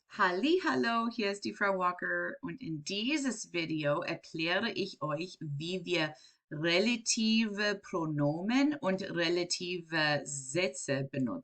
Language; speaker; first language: German; non-native, fluent; English